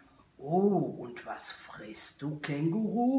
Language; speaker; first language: German; native; German